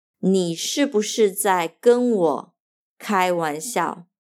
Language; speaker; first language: Chinese; non-native, fluent; Portuguese